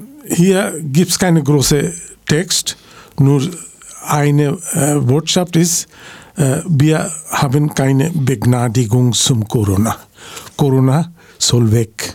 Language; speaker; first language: German; non-native, learner; Bangla